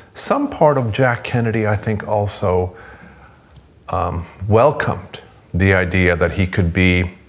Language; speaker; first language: English; non-native, fluent; Swedish